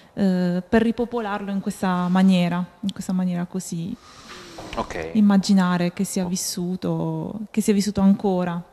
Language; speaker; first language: Italian; native; Italian